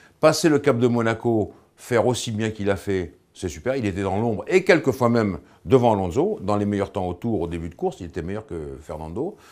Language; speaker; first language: French; native; French